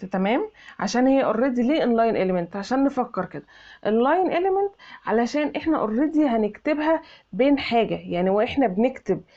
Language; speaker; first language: Arabic; native; Arabic